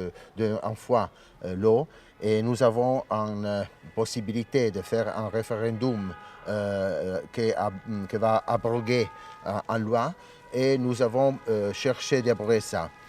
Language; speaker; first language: French; non-native, learner; Italian